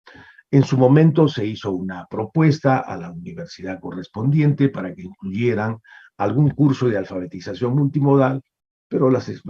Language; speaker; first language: Spanish; native; Spanish